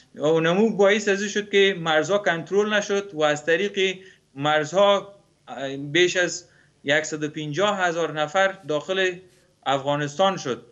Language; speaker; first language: Persian; native; Persian